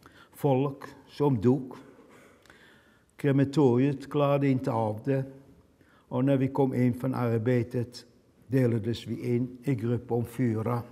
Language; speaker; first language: Swedish; non-native, fluent; Dutch